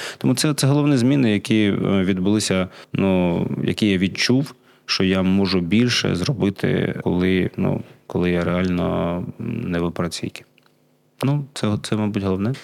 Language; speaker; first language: Ukrainian; non-native, local second language; Russian